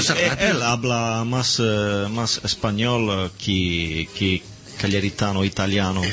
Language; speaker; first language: Spanish; non-native, learner; Italian